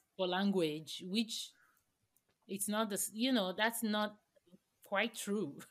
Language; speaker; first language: English; non-native, local second language; Yoruba